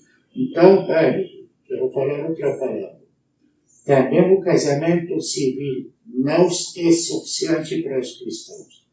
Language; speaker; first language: Portuguese; non-native, learner; Arabic